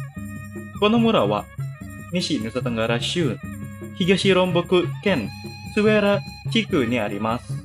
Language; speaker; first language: Japanese; non-native, fluent; Indonesian